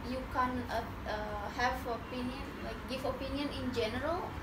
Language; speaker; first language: English; non-native, fluent; Indonesian